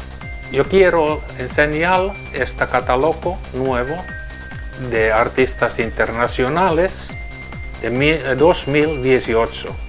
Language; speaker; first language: Spanish; non-native, learner; Finnish